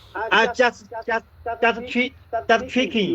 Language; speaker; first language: English; non-native, local second language; Bangla